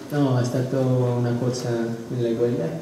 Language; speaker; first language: Italian; non-native, learner; Spanish